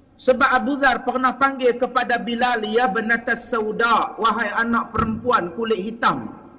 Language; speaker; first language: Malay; native; Malay